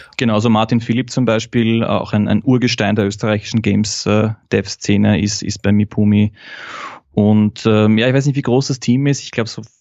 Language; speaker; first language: German; native; German